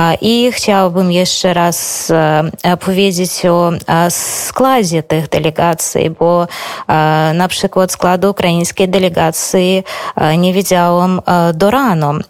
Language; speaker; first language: Polish; non-native, fluent; Belarusian